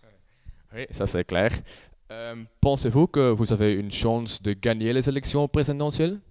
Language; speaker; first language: French; non-native, local second language; Dutch